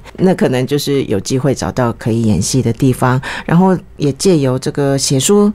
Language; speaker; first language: Chinese; early bilingual, other home language; Japanese